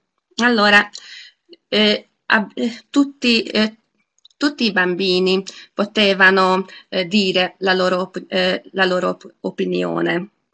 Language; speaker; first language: Italian; non-native, fluent; Hungarian